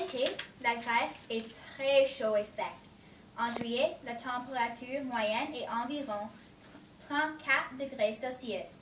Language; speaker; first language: French; non-native, learner; English